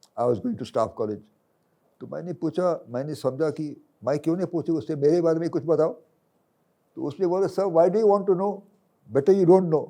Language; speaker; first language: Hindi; non-native, local second language; English